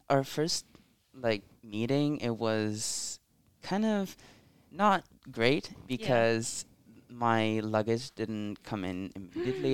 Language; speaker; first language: English; non-native, fluent; Italian